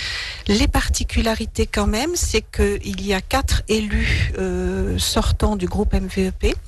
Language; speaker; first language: French; native; French